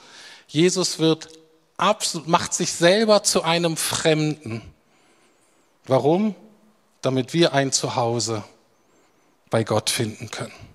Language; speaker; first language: German; native; German